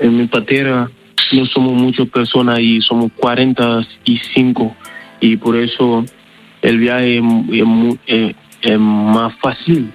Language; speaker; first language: Spanish; non-native, learner; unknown